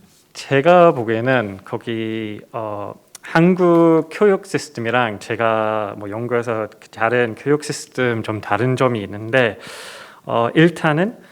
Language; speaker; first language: Korean; non-native, fluent; English